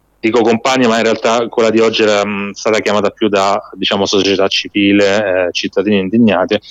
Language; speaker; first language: Italian; non-native, fluent; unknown